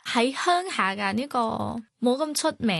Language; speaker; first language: Cantonese; non-native, fluent; Thai